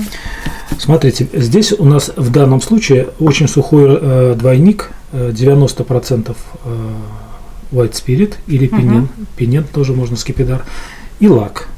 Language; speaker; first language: Russian; native; Russian